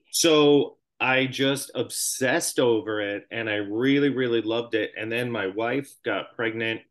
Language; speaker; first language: English; native; English